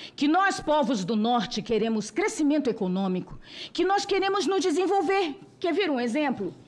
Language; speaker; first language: Portuguese; non-native, local second language; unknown